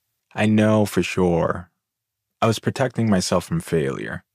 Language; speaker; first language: English; native; English